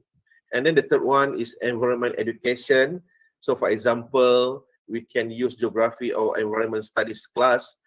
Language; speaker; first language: English; non-native, fluent; Malay